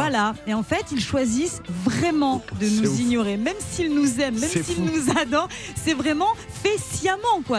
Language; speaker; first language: French; native; French